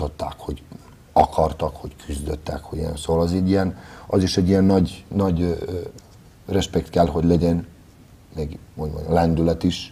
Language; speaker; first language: Hungarian; non-native, fluent; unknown